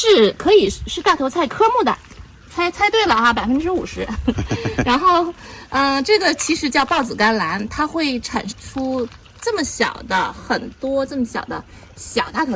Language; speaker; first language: Chinese; native; Chinese